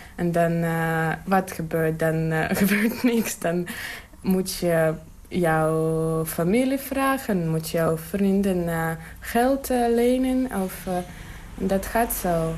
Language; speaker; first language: Dutch; non-native, learner; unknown